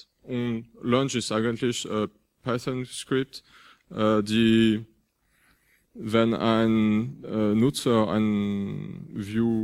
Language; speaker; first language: German; non-native, fluent; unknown